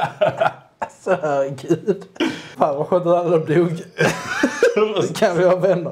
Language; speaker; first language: Swedish; native; Swedish